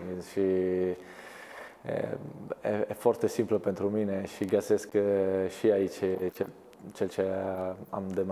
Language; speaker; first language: Romanian; non-native, learner; Italian